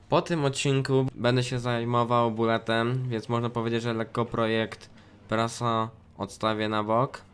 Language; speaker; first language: Polish; native; Polish